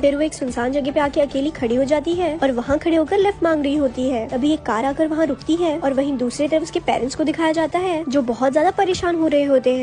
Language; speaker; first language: Hindi; native; Hindi